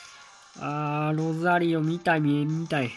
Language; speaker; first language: Japanese; native; Japanese